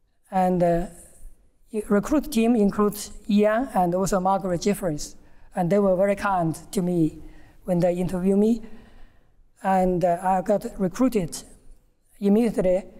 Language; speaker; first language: English; non-native, fluent; Chinese